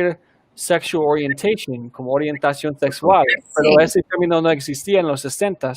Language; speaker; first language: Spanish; early bilingual, heritage; Spanish